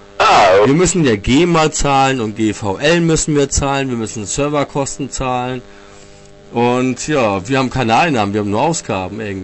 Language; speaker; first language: German; native; German